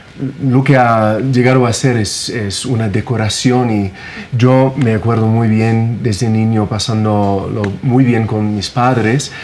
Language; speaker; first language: Spanish; non-native, fluent; English